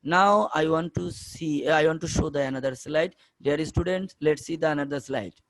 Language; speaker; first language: English; non-native, local second language; Bangla